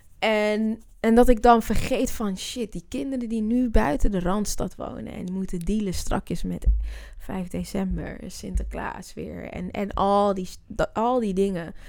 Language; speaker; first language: Dutch; native; Dutch